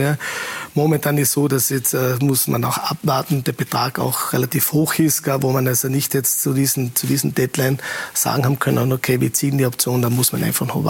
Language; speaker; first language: German; native; German